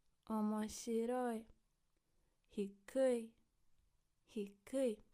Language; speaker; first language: Japanese; non-native, fluent; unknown